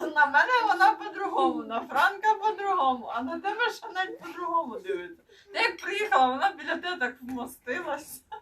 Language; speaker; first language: Ukrainian; native; Ukrainian